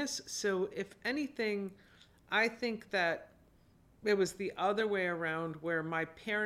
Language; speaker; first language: English; native; English